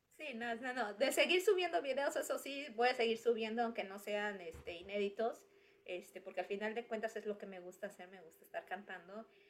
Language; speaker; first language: Spanish; native; Spanish